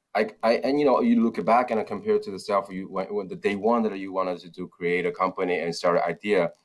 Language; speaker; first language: English; non-native, fluent; Chinese